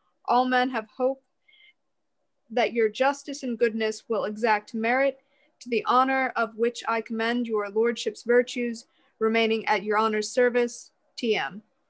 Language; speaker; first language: English; native; English